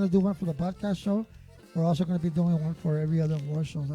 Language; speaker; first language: English; native; English